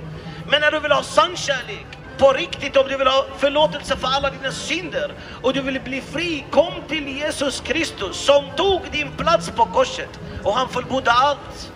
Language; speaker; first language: Swedish; non-native, fluent; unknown